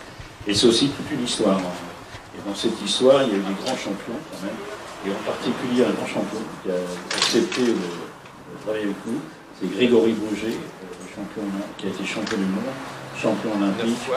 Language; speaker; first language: French; native; French